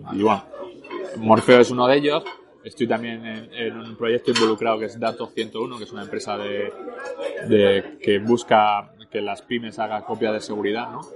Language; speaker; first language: Spanish; early bilingual, other home language; French